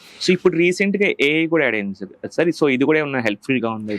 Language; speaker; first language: Telugu; native; Telugu